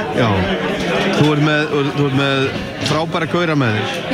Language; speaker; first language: Swedish; non-native, learner; Icelandic